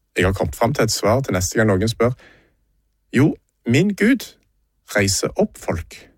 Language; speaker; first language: Norwegian; native; Norwegian